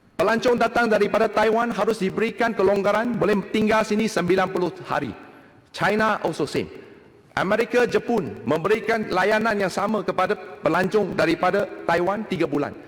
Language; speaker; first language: Malay; non-native, local second language; Chinese